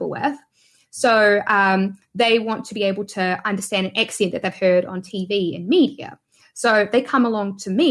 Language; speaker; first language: English; native; English